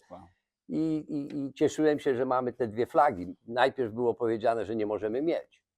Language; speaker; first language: Polish; native; Polish